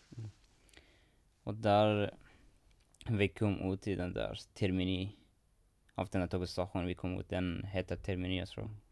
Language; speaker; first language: Swedish; non-native, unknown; Persian